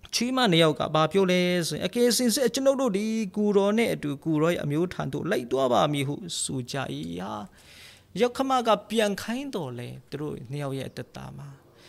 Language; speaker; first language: Burmese; non-native, local second language; Tedim Chin